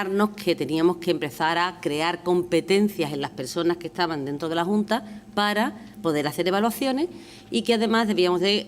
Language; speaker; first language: Spanish; native; Spanish